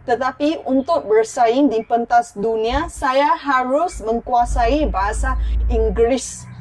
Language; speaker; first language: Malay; non-native, local second language; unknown